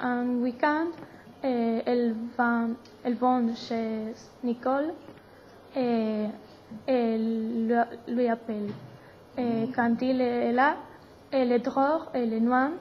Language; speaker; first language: French; non-native, learner; Spanish